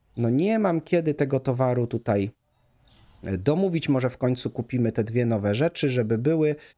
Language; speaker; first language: Polish; native; Polish